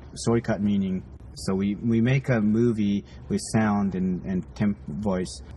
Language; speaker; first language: English; non-native, fluent; Japanese